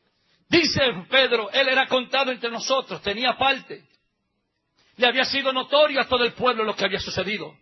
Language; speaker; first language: Spanish; native; Spanish